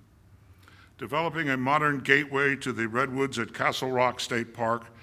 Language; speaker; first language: English; native; English